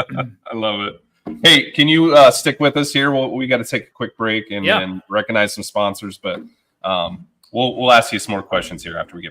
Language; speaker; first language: English; native; English